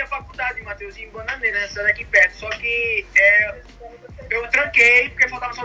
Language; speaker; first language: Portuguese; native; Portuguese